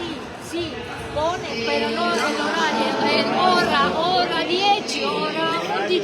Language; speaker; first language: Italian; non-native, learner; Romanian